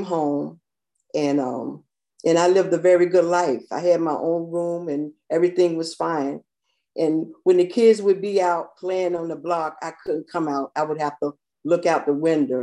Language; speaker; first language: English; native; English